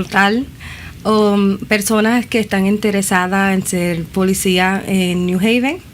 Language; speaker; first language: Spanish; early bilingual, other home language; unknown